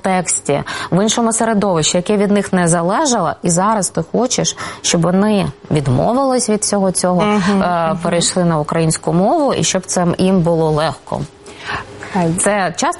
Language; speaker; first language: Ukrainian; non-native, local second language; Russian